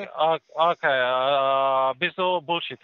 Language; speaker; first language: German; non-native, fluent; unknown